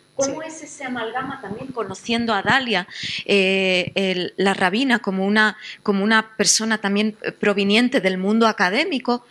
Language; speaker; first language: Spanish; native; Spanish